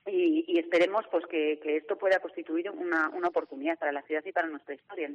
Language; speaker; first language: Spanish; native; Spanish